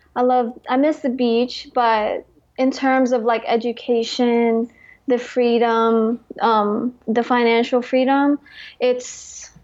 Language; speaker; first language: English; early bilingual, other home language; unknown